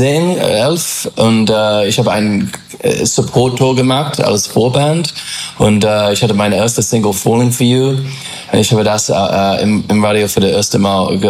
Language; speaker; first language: German; non-native, learner; English